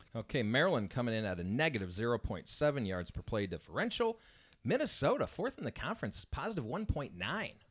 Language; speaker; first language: English; native; English